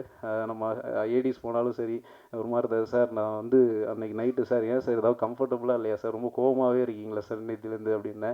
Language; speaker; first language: Tamil; native; Tamil